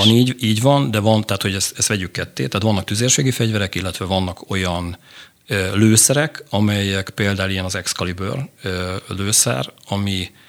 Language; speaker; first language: Hungarian; native; Hungarian